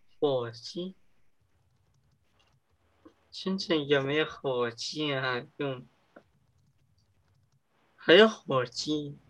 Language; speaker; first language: Chinese; early bilingual, heritage; English